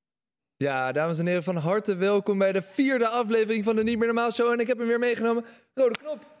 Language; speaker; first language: Dutch; native; Dutch